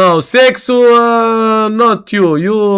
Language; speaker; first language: English; non-native, learner; Arabic